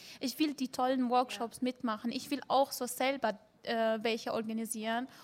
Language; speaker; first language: German; early bilingual, other home language; Arabic